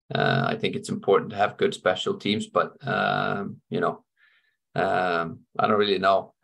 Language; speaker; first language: English; non-native, fluent; Swedish